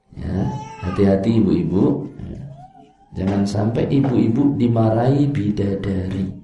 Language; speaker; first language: Indonesian; non-native, local second language; Javanese